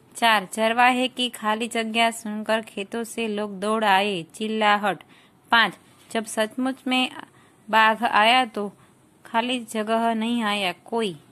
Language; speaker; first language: Hindi; non-native, local second language; Gujarati